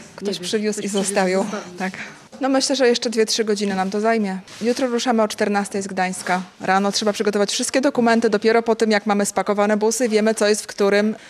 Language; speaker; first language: Polish; native; Polish